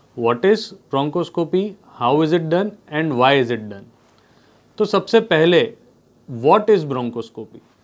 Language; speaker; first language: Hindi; non-native, local second language; Gujarati